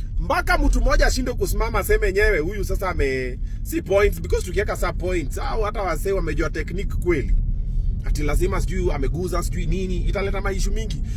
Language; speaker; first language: Swahili; native; Swahili